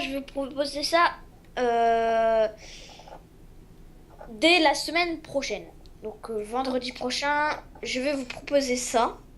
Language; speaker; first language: French; native; French